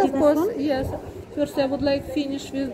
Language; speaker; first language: English; non-native, learner; Russian